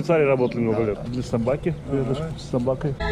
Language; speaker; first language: Russian; native; Russian